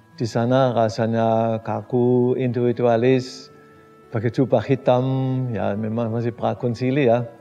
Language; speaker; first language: Indonesian; non-native, fluent; German